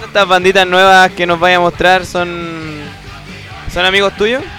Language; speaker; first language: Spanish; native; Spanish